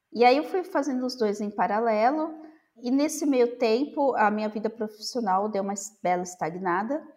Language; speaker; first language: Portuguese; native; Portuguese